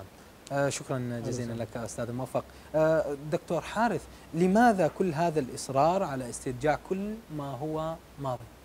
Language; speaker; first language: Arabic; native; Arabic